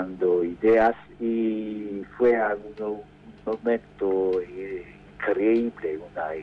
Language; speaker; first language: Spanish; non-native, fluent; English